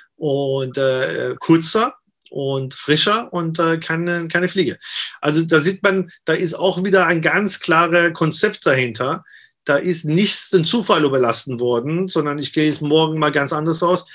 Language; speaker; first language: German; non-native, fluent; Persian